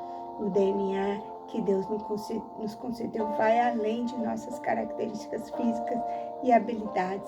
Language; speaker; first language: Portuguese; native; Portuguese